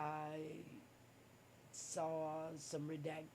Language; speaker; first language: English; native; English